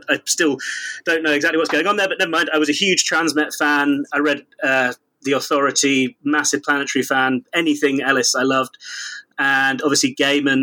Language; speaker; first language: English; native; English